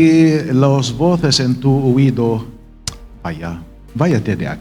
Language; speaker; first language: Spanish; non-native, fluent; Arabic